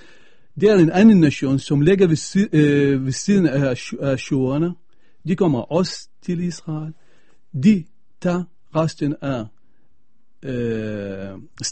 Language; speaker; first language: Danish; non-native, fluent; Arabic